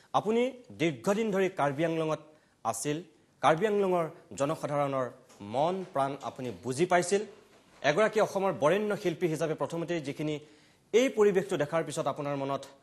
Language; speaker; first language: Assamese; native; Assamese